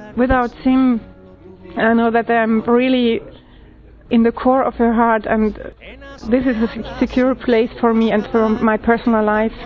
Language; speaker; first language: English; non-native, fluent; German